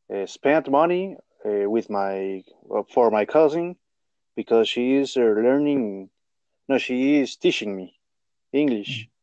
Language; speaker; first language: English; non-native, learner; Spanish